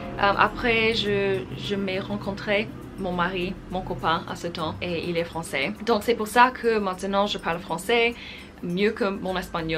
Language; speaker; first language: French; non-native, fluent; English